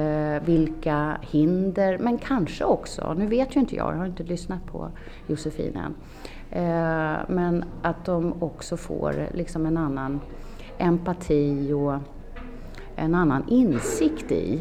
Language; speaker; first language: Swedish; native; Swedish